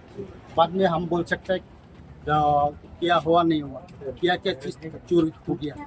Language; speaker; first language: Hindi; non-native, local second language; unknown